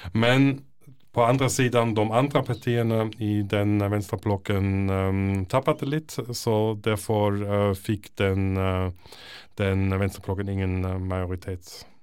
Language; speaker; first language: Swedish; non-native, learner; German